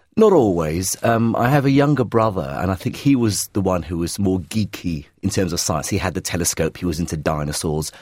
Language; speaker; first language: English; early bilingual, other home language; Arabic